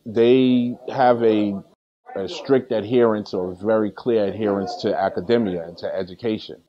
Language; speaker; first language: English; early bilingual, other home language; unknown